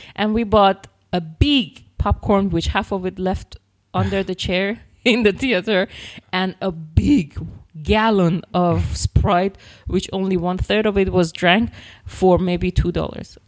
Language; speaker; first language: English; non-native, fluent; Persian